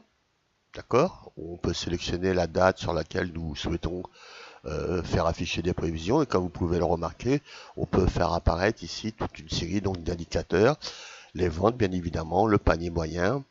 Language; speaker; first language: French; native; French